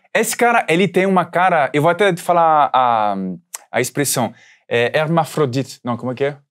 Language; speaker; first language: Portuguese; non-native, fluent; French